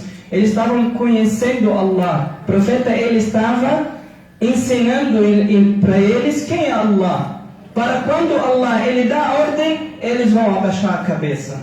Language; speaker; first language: Portuguese; non-native, fluent; Arabic